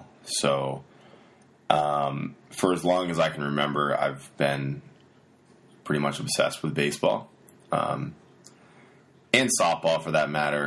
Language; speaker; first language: English; native; English